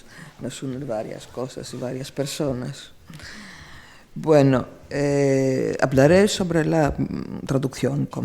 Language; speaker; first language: Spanish; non-native, fluent; Greek